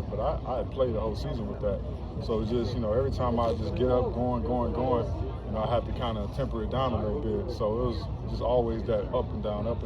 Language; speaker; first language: English; native; English